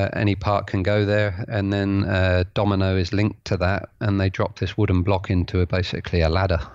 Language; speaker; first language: English; native; English